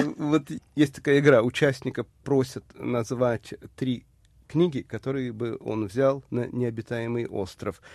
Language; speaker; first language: Russian; native; Russian